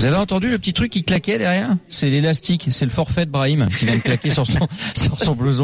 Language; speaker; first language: French; native; French